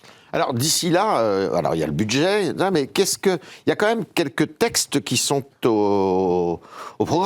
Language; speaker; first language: French; native; French